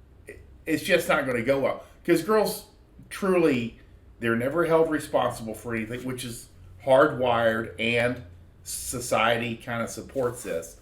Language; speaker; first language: English; native; English